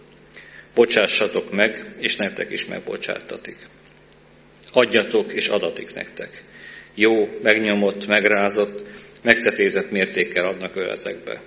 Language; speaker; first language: Hungarian; native; Hungarian